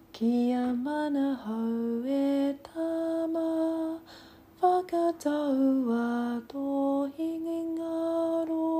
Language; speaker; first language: Māori; non-native, local second language; English